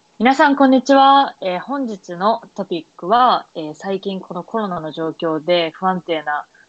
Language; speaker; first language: Japanese; native; Japanese